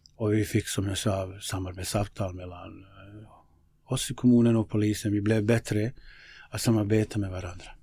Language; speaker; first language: Swedish; non-native, fluent; Bosnian